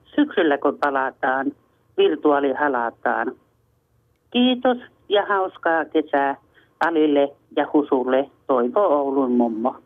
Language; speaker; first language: Finnish; native; Finnish